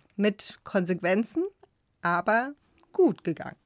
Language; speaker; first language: German; native; German